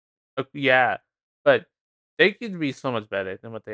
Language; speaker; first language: English; native; English